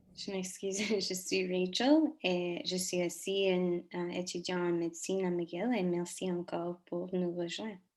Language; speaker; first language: French; non-native, local second language; English